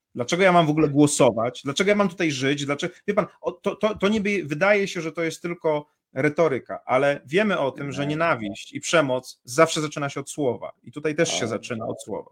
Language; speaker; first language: Polish; native; Polish